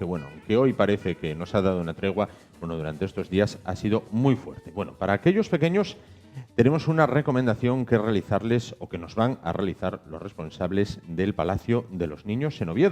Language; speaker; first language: Spanish; native; Spanish